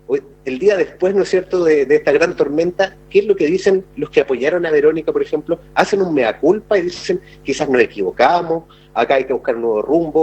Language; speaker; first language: Spanish; native; Spanish